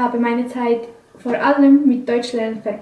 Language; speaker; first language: German; non-native, learner; Arabic